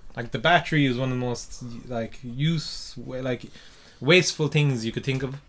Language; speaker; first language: English; native; English